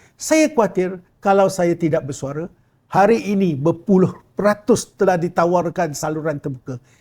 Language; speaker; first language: Malay; non-native, local second language; Chinese